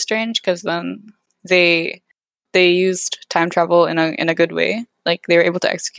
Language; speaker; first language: English; non-native, local second language; Cebuano